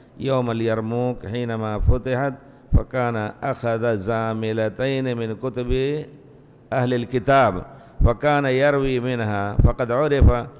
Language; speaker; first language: Arabic; native; Arabic